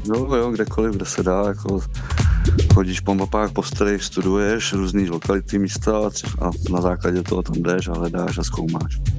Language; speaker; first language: Czech; native; Czech